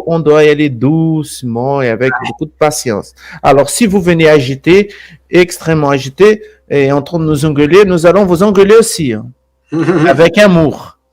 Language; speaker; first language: French; non-native, fluent; Portuguese